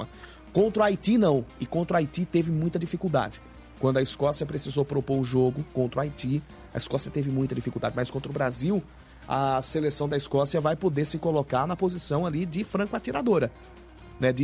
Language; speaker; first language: Portuguese; native; Portuguese